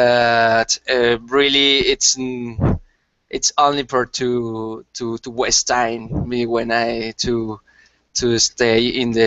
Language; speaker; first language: English; non-native, learner; Spanish